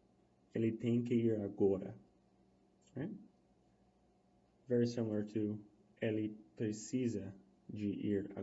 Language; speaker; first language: Portuguese; non-native, fluent; English